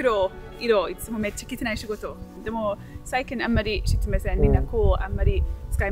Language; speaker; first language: Japanese; non-native, learner; English